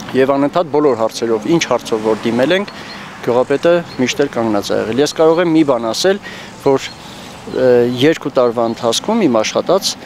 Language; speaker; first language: Armenian; native; Armenian